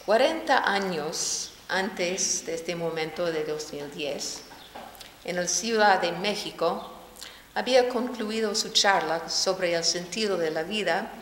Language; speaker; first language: Spanish; non-native, fluent; English